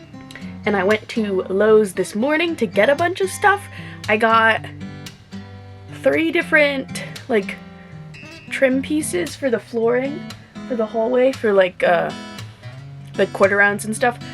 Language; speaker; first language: English; native; English